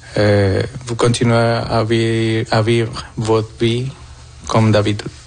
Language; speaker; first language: French; non-native, fluent; Spanish